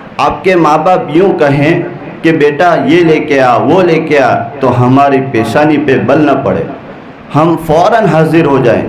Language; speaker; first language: Urdu; non-native, local second language; Gujarati